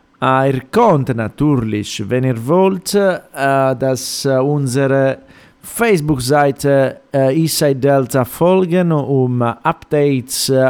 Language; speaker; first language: German; non-native, fluent; Italian